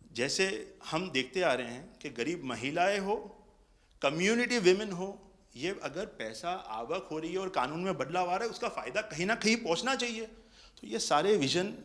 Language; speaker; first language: Hindi; non-native, local second language; Gujarati